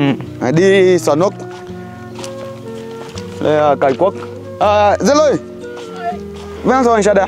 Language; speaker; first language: Vietnamese; non-native, learner; Portuguese